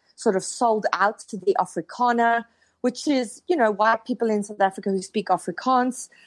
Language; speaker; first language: English; native; English